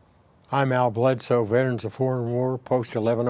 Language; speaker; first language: English; native; English